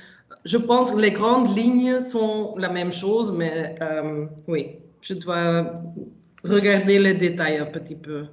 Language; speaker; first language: French; non-native, local second language; Dutch